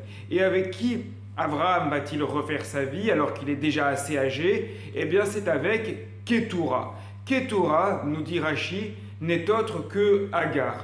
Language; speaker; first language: French; native; French